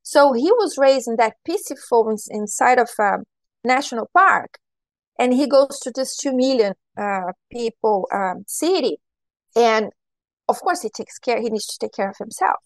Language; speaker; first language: English; non-native, fluent; Portuguese